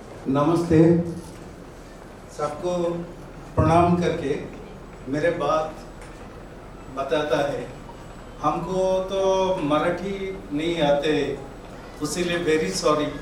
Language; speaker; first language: Hindi; non-native, local second language; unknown